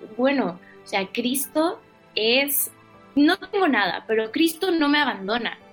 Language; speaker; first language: Spanish; native; Spanish